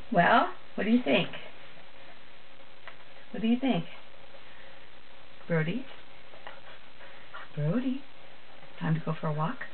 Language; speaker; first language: English; native; English